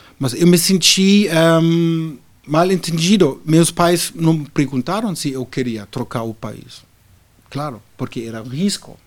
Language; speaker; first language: Portuguese; non-native, fluent; German